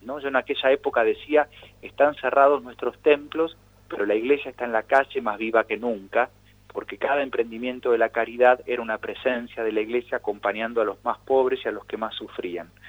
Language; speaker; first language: Spanish; native; Spanish